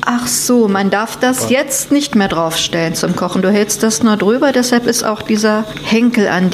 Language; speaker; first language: German; native; German